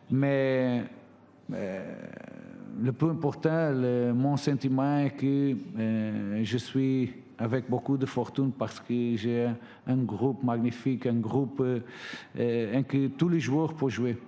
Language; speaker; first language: French; non-native, fluent; Portuguese